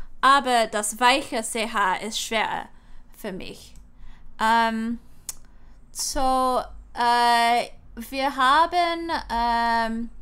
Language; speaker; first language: German; non-native, learner; English